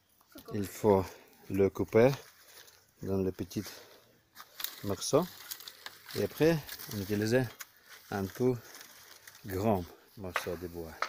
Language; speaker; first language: French; non-native, learner; Ukrainian